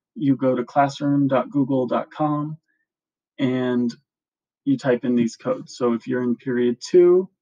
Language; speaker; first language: English; native; English